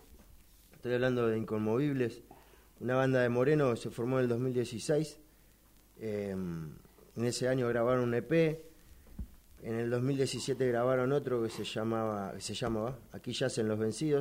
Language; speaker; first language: Spanish; native; Spanish